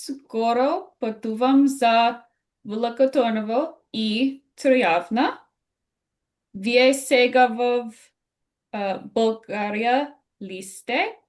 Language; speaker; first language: Bulgarian; non-native, learner; English